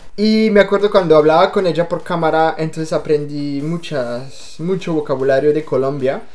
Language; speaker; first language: Spanish; non-native, fluent; French